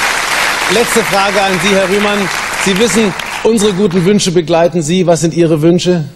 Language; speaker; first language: German; native; German